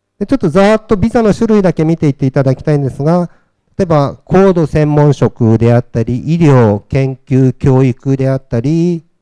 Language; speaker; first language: Japanese; native; Japanese